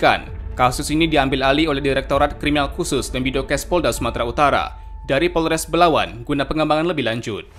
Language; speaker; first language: Indonesian; native; Indonesian